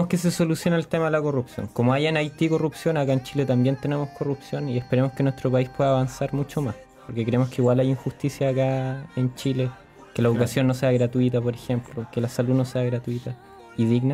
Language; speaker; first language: Spanish; native; Spanish